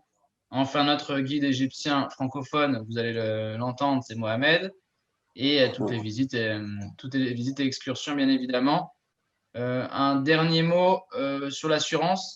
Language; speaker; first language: French; native; French